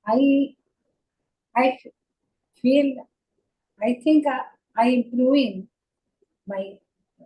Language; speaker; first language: English; non-native, learner; Hindi